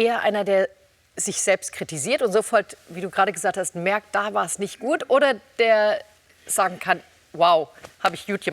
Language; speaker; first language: German; native; German